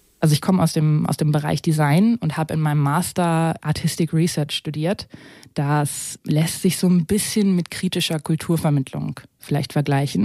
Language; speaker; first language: German; native; German